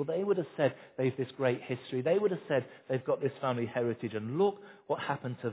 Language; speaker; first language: English; native; English